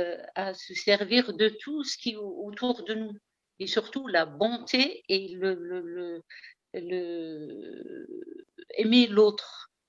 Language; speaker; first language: French; early bilingual, heritage; Arabic